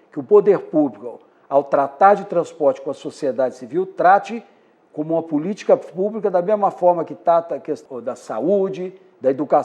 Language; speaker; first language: Portuguese; native; Portuguese